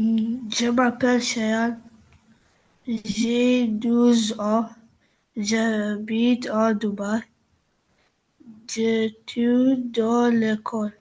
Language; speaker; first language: French; non-native, learner; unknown